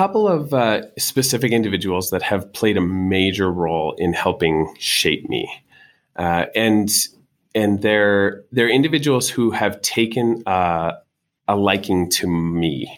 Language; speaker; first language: English; native; English